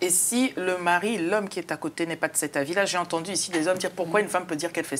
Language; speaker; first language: French; native; French